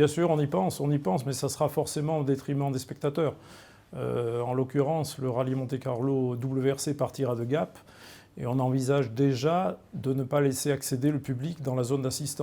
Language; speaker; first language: French; native; French